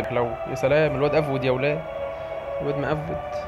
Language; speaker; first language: Arabic; native; Arabic